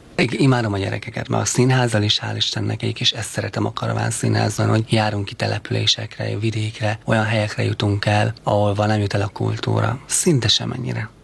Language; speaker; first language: Hungarian; native; Hungarian